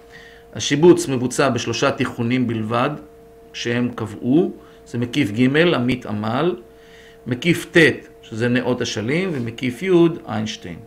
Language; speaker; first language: Hebrew; native; Hebrew